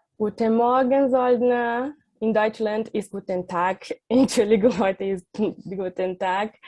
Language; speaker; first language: German; non-native, learner; Portuguese